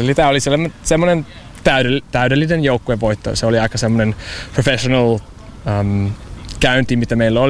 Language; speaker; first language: Finnish; non-native, fluent; English